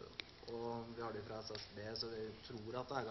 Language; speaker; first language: Norwegian; native; Norwegian